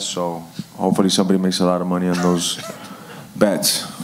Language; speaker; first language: English; early bilingual, other home language; Spanish